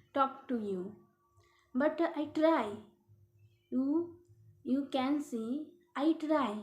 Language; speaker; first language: English; non-native, learner; Hindi